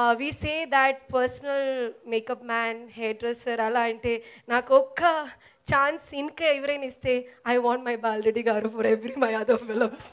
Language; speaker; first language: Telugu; non-native, learner; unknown